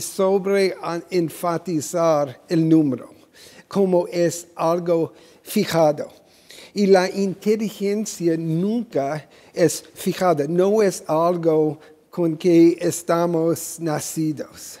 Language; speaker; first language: Spanish; non-native, fluent; English